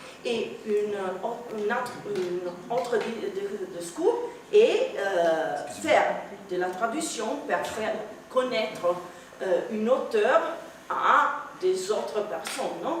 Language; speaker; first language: French; non-native, fluent; Italian